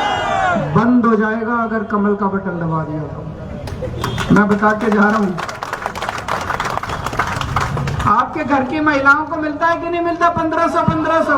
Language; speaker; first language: Hindi; native; Hindi